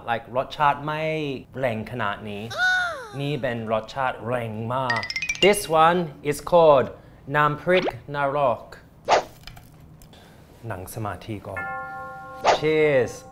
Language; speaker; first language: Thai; non-native, fluent; English